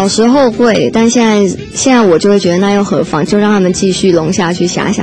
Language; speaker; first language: Chinese; native; Chinese